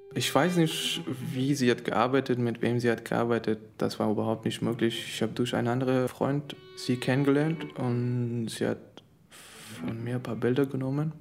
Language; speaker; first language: German; non-native, learner; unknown